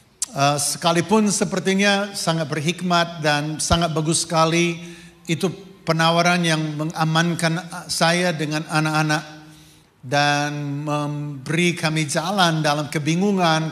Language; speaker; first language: Indonesian; non-native, fluent; English